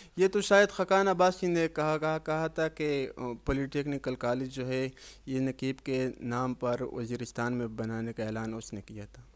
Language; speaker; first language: Urdu; non-native, local second language; Pashto